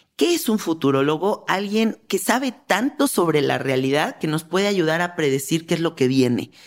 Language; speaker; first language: Spanish; native; Spanish